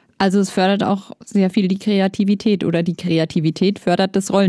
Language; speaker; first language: German; native; German